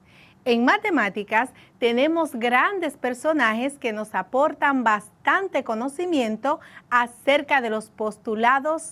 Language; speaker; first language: Spanish; native; Spanish